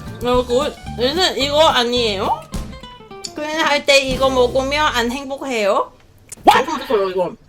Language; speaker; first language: Korean; non-native, learner; Cantonese